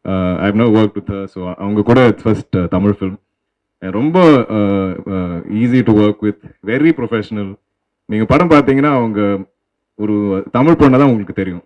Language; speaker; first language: Tamil; non-native, local second language; Malayalam